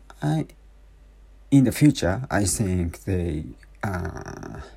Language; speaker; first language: English; non-native, learner; Japanese